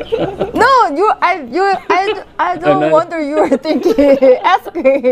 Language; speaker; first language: English; non-native, learner; Korean